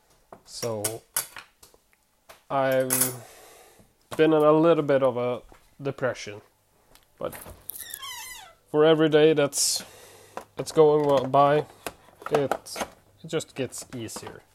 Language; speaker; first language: English; non-native, fluent; Swedish